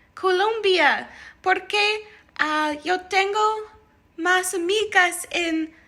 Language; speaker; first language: Spanish; non-native, learner; English